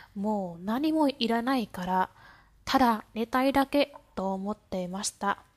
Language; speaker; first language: Japanese; non-native, fluent; Vietnamese